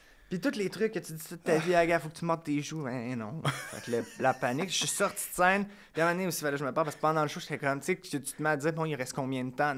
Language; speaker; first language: French; native; French